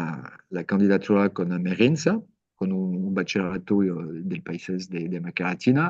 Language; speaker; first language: Spanish; non-native, learner; French